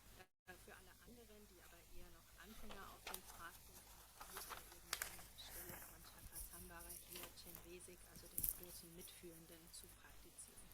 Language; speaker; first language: German; native; German